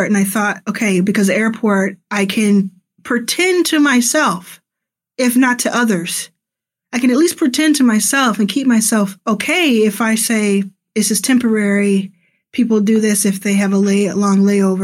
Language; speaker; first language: English; native; English